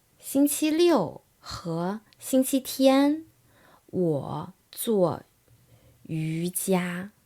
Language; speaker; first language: Chinese; native; Chinese